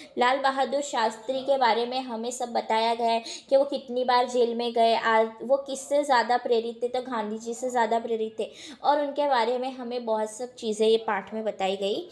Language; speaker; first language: Hindi; non-native, local second language; Gujarati